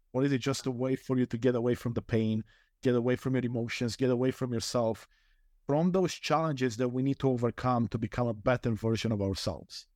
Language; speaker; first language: English; non-native, fluent; Romanian